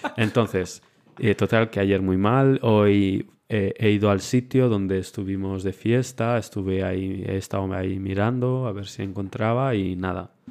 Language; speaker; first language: Spanish; early bilingual, other home language; Romanian